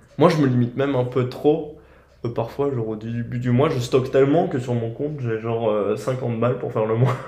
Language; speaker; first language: French; native; French